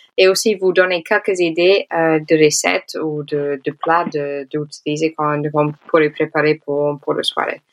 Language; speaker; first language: French; non-native, fluent; English